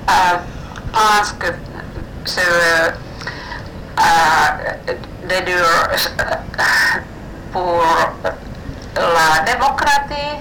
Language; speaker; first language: French; non-native, learner; Finnish